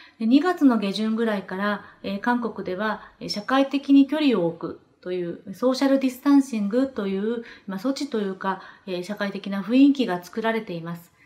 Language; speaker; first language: Japanese; native; Japanese